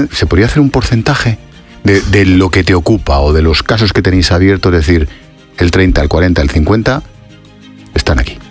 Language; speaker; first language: Spanish; native; Spanish